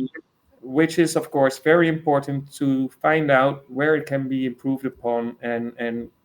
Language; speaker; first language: English; non-native, fluent; Dutch